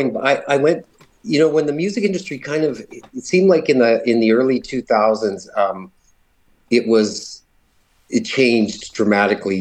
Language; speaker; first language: English; native; English